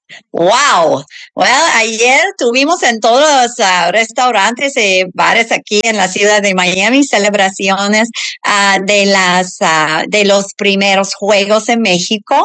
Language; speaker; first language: Spanish; non-native, learner; English